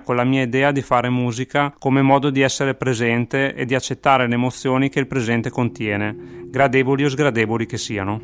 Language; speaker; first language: Italian; native; Italian